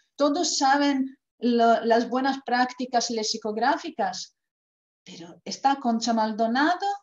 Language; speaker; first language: Spanish; non-native, fluent; Croatian